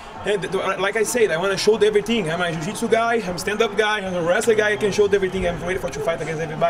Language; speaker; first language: English; non-native, learner; Portuguese